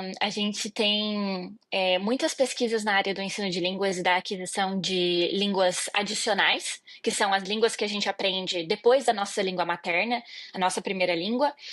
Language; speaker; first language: Portuguese; native; Portuguese